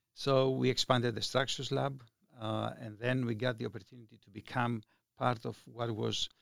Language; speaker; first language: English; non-native, fluent; Greek